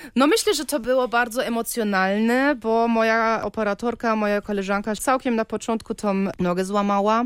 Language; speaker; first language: Polish; early bilingual, heritage; German